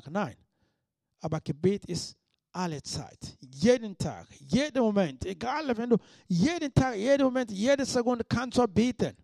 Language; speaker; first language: German; non-native, fluent; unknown